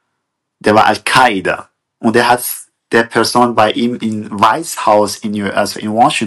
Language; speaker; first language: German; non-native, fluent; Kurdish